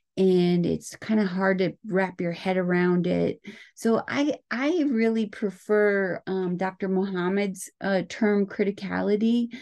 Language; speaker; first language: English; native; English